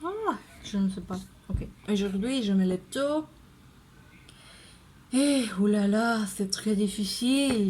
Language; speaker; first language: French; non-native, learner; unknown